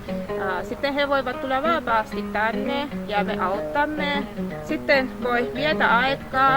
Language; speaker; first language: Finnish; non-native, learner; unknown